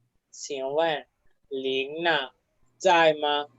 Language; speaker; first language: Chinese; non-native, fluent; Spanish